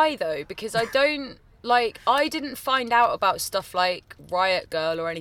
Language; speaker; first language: English; native; English